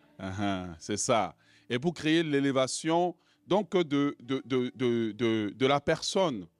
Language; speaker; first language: French; non-native, local second language; Lingala